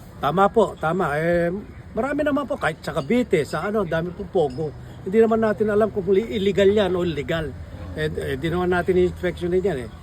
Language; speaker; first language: Filipino; non-native, local second language; Pampanga